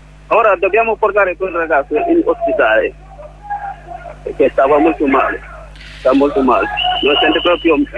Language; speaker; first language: Italian; non-native, learner; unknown